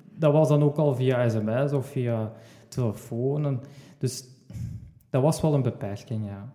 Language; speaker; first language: Dutch; native; Dutch